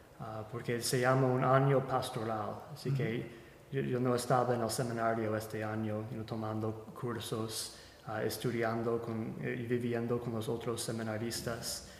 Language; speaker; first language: Spanish; non-native, fluent; English